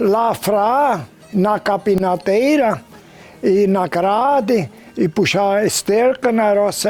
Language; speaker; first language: Portuguese; non-native, local second language; German